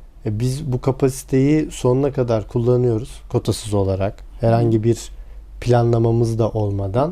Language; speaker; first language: Turkish; native; Turkish